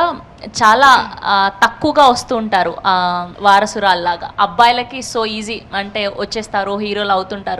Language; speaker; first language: Telugu; native; Telugu